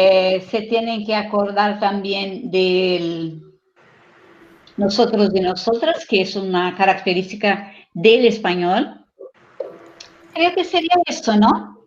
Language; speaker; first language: Spanish; non-native, fluent; Portuguese